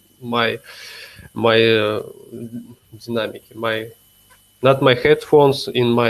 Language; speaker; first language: English; non-native, learner; Russian